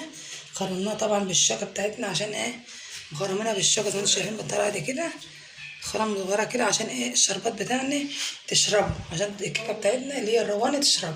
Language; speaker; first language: Arabic; native; Arabic